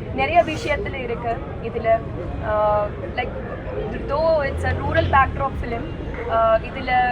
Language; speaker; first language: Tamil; non-native, learner; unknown